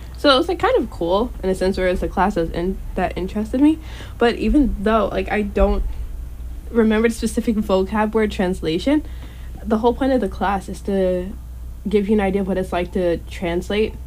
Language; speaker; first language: English; native; English